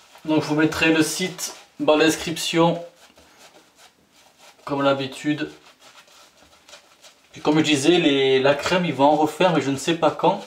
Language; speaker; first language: French; native; French